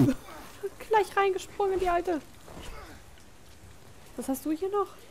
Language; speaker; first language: German; native; German